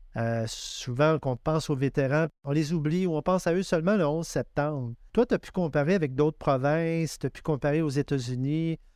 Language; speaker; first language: French; native; French